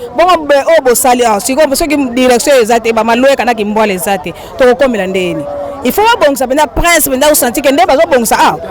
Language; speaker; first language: Lingala; native; Lingala